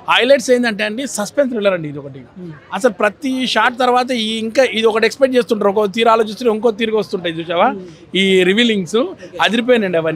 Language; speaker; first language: Telugu; native; Telugu